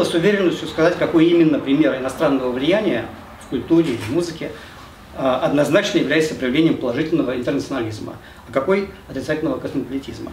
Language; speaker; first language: Russian; native; Russian